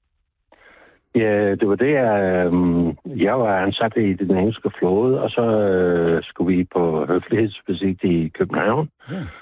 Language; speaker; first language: Danish; non-native, fluent; English